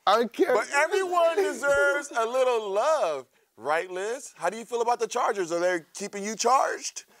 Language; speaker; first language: English; native; English